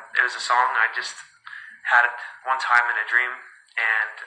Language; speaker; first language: English; early bilingual, other home language; Spanish